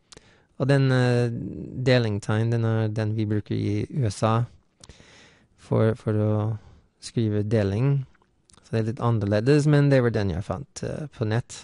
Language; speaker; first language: Norwegian; non-native, fluent; English